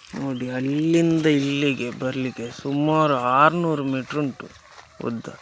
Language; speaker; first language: Kannada; non-native, local second language; Tulu